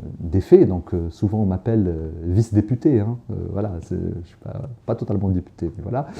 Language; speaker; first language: French; non-native, local second language; Arabic